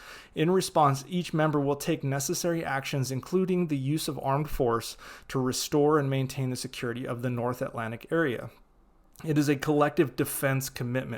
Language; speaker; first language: English; native; English